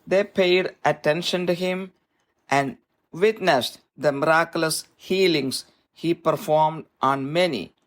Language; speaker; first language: English; non-native, local second language; Malayalam